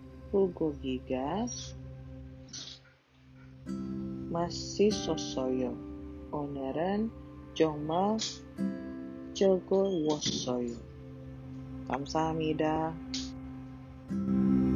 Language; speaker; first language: Korean; non-native, learner; Indonesian